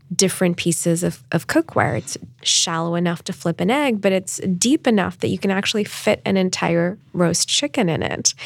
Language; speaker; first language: English; non-native, local second language; Urdu